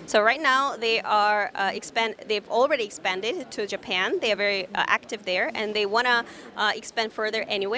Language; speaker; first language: English; non-native, fluent; Korean